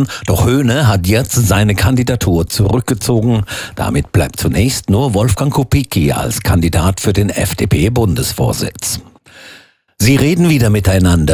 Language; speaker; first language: German; native; German